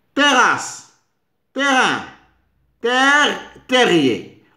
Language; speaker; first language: French; non-native, local second language; Arabic